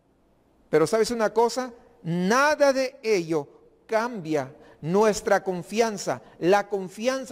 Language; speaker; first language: Spanish; native; Spanish